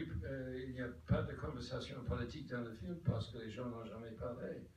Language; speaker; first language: French; non-native, fluent; English